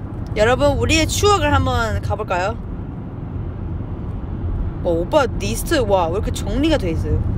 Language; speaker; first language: Korean; non-native, fluent; Chinese